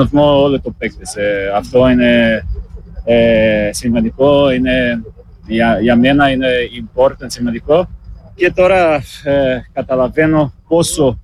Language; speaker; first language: Greek; non-native, learner; Portuguese